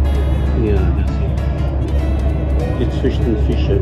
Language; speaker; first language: German; non-native, fluent; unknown